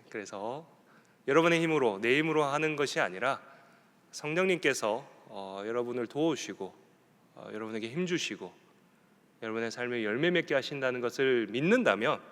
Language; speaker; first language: Korean; native; Korean